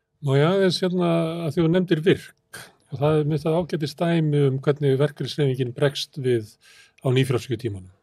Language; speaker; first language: Icelandic; native; Icelandic